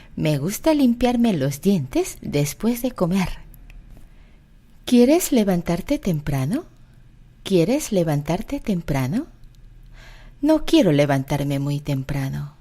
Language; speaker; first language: Spanish; non-native, fluent; Korean